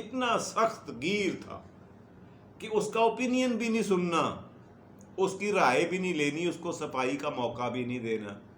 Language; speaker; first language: Urdu; native; Urdu